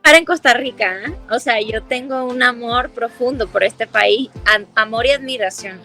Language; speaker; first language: Spanish; native; Spanish